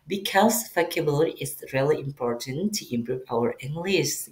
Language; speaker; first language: English; non-native, fluent; Indonesian